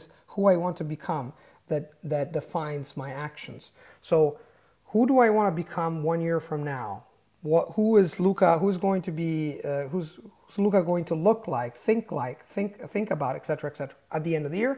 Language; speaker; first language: English; non-native, fluent; Italian